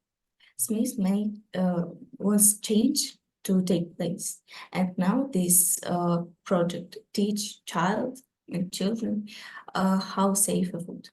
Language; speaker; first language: English; non-native, learner; Ukrainian